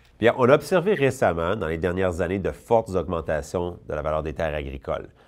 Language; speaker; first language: French; native; French